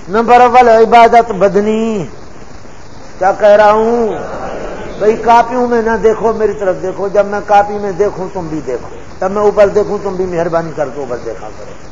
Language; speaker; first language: Urdu; non-native, local second language; Punjabi